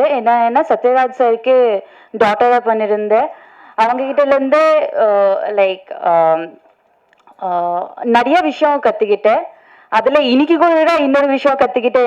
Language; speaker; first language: Tamil; non-native, fluent; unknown